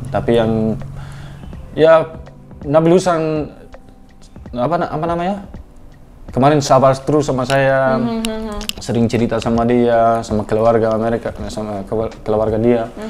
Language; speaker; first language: Indonesian; non-native, fluent; Dutch